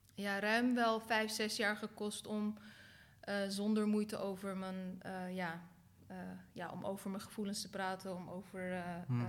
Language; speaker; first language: Dutch; early bilingual, other home language; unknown